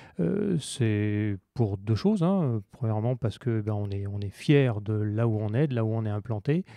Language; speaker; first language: French; native; French